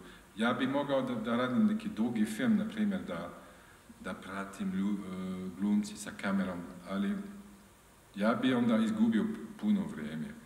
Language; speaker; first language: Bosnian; non-native, learner; French